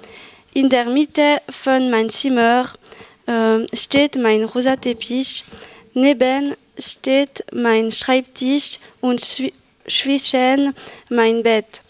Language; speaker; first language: German; non-native, learner; French